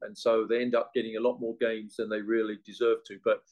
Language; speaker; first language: English; native; English